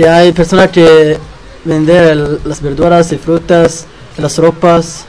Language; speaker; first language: Spanish; non-native, learner; Arabic